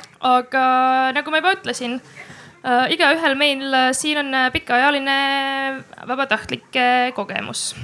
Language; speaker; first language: Estonian; non-native, local second language; Russian